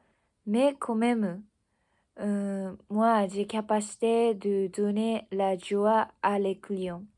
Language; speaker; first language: French; non-native, learner; Japanese